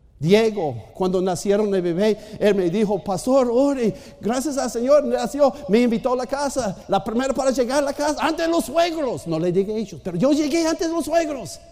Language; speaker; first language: Spanish; non-native, fluent; English